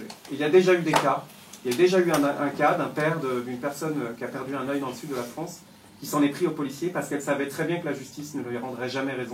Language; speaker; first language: French; native; French